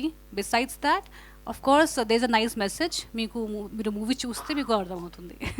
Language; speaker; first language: Telugu; non-native, fluent; Hindi